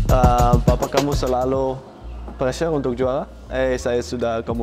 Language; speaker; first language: Indonesian; non-native, fluent; Dutch